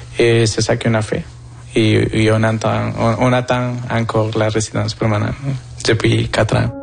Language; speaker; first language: French; non-native, fluent; Spanish